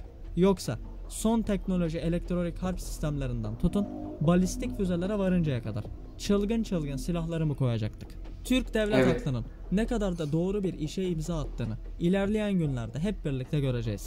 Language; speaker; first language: Turkish; native; Turkish